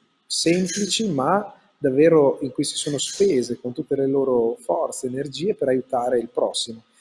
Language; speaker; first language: Italian; native; Italian